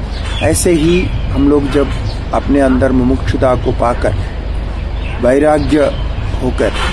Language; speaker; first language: Hindi; non-native, local second language; Malayalam